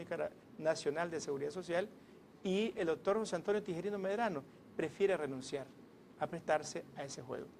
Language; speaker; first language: Spanish; native; Spanish